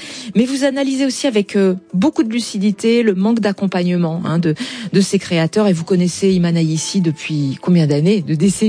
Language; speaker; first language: French; native; French